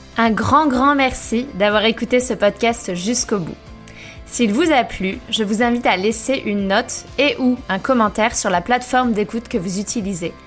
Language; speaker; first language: French; native; French